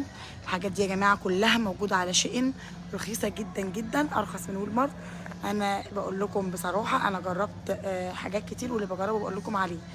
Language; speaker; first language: Arabic; native; Arabic